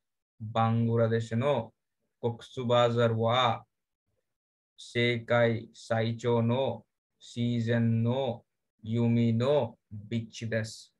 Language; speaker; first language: Japanese; non-native, learner; Bangla